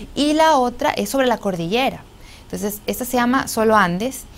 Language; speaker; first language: Spanish; native; Spanish